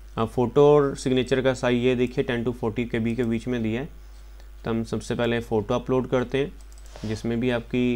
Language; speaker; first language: Hindi; non-native, local second language; Punjabi